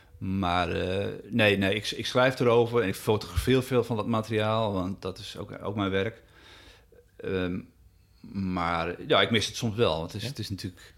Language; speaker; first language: Dutch; native; Dutch